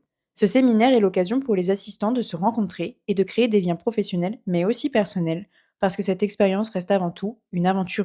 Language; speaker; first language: French; native; French